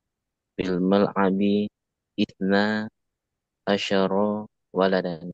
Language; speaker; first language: Arabic; non-native, learner; Indonesian